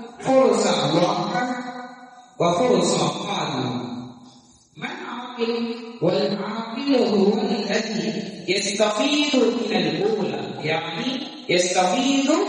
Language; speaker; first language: Arabic; non-native, learner; Tamil